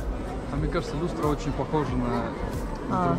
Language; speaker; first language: Russian; native; Russian